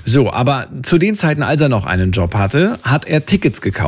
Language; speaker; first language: German; native; German